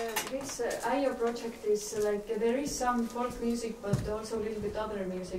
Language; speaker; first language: English; non-native, fluent; Estonian